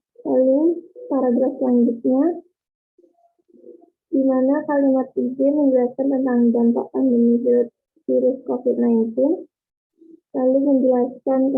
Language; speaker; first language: Indonesian; native; Indonesian